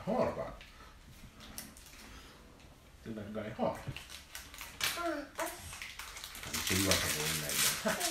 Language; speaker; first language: Swedish; non-native, fluent; Indonesian